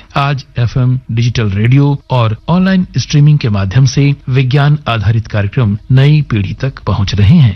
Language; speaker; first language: Hindi; native; Hindi